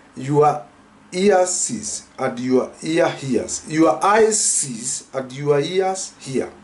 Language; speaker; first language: English; non-native, local second language; Swahili